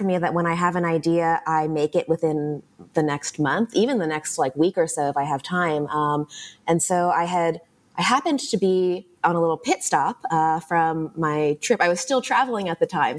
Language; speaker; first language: English; native; English